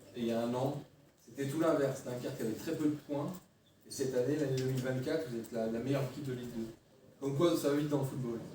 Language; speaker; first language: French; native; French